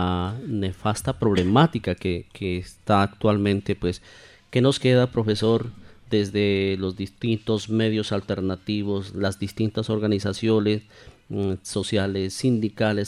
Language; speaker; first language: Spanish; native; Spanish